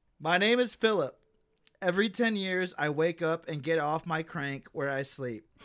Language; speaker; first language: English; native; English